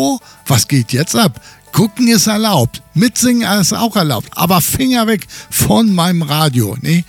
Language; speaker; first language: German; native; German